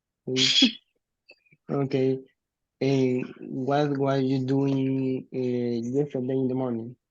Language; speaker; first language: English; non-native, learner; Spanish